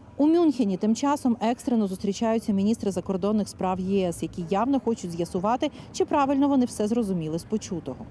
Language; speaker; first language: Ukrainian; native; Ukrainian